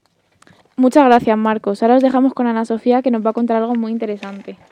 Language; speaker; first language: Spanish; native; Spanish